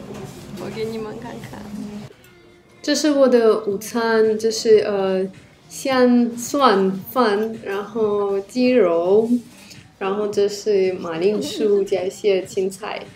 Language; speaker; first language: Chinese; non-native, fluent; Russian